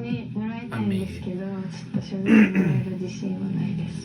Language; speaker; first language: Japanese; native; Japanese